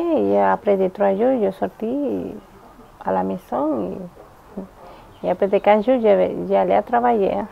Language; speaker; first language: French; non-native, learner; Spanish